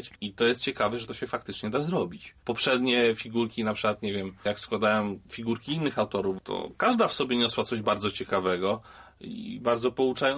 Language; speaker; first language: Polish; native; Polish